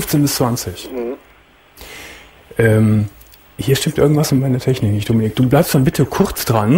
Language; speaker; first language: German; native; German